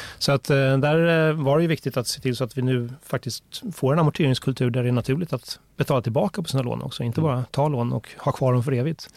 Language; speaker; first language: Swedish; native; Swedish